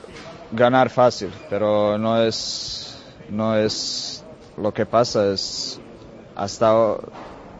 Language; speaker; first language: Spanish; non-native, fluent; Croatian